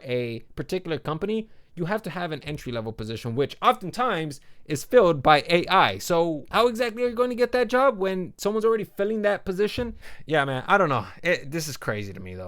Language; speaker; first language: English; native; English